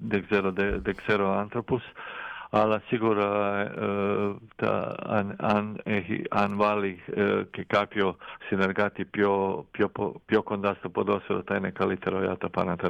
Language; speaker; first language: Greek; non-native, fluent; Croatian